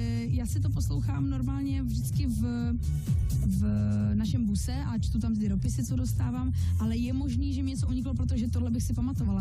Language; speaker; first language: Czech; non-native, local second language; Polish